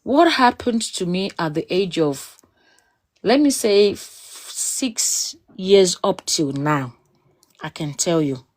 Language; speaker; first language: English; non-native, local second language; Yoruba